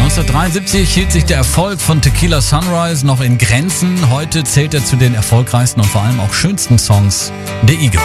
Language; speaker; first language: German; native; German